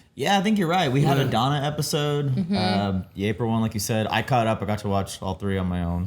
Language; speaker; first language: English; native; English